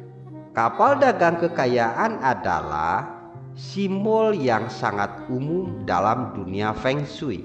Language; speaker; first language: Indonesian; native; Indonesian